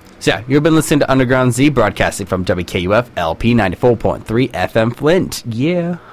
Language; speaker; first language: English; native; English